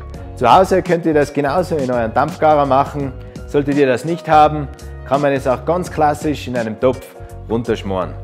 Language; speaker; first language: German; native; German